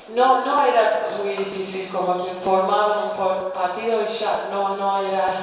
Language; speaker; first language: Spanish; non-native, fluent; Kurdish